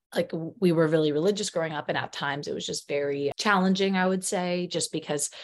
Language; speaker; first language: English; early bilingual, other home language; Polish